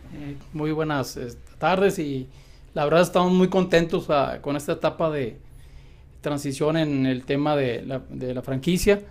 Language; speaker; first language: Spanish; native; Spanish